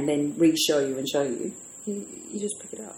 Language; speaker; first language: English; native; English